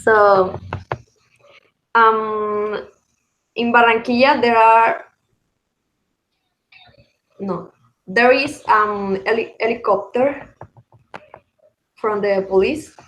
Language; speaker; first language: English; non-native, learner; Spanish